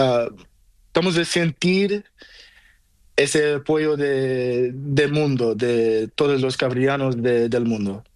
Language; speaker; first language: Spanish; non-native, learner; Portuguese